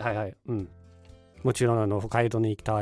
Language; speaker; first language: Japanese; non-native, learner; Danish